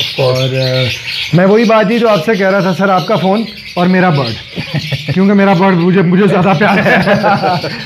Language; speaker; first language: Urdu; non-native, local second language; Punjabi